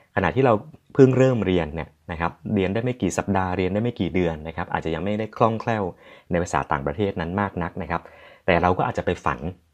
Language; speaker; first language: Thai; native; Thai